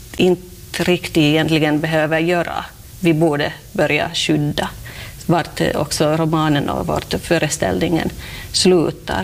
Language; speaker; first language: Swedish; non-native, local second language; Finnish